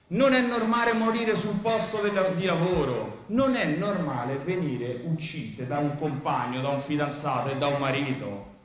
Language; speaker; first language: Italian; native; Italian